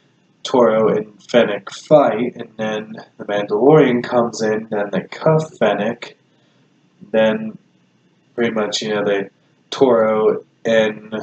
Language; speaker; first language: English; native; English